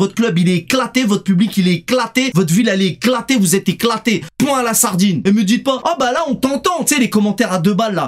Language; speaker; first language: French; native; French